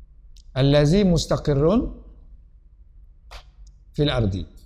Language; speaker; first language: Arabic; non-native, fluent; Malay